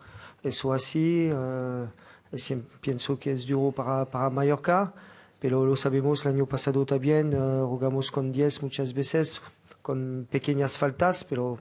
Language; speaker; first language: Spanish; non-native, fluent; French